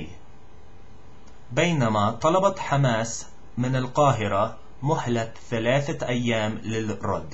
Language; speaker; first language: Arabic; non-native, learner; English